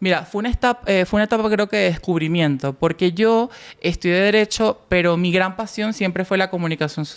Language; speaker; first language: Spanish; native; Spanish